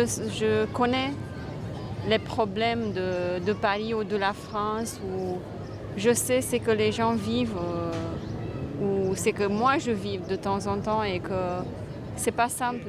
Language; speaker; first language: French; non-native, fluent; Romanian